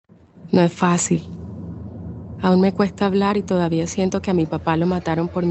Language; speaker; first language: Spanish; native; Spanish